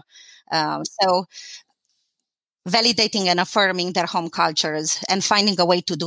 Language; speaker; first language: English; non-native, fluent; Romanian